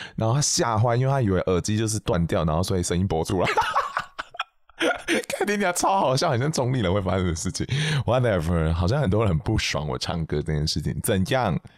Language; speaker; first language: Chinese; native; Chinese